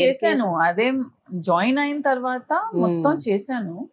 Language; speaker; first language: Telugu; non-native, learner; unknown